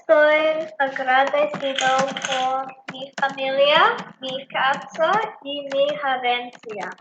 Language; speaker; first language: Spanish; non-native, learner; English